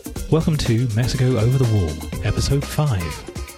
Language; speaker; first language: English; native; English